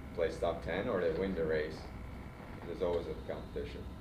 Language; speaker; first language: English; non-native, fluent; Swedish